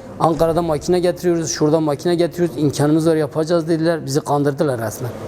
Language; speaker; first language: Turkish; non-native, local second language; Kurdish